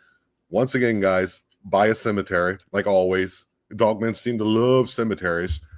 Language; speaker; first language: English; native; English